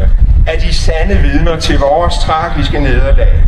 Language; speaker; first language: Danish; native; Danish